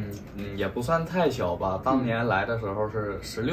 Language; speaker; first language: Chinese; native; Chinese